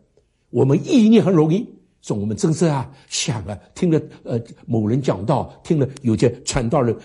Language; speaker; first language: Chinese; native; Chinese